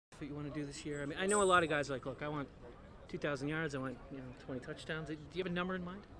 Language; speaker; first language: English; native; English